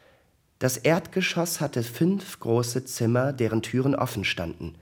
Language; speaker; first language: German; native; German